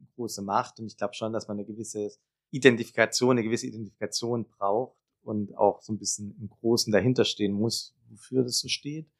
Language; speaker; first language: German; native; German